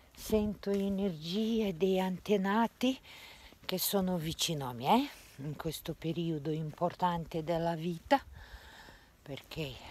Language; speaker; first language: Italian; non-native, fluent; Russian